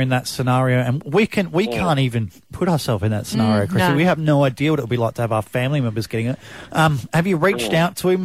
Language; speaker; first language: English; native; English